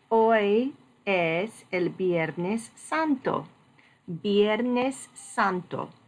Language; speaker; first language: Spanish; non-native, learner; English